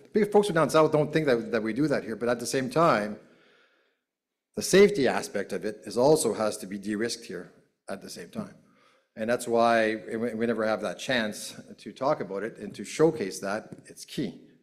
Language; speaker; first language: English; native; English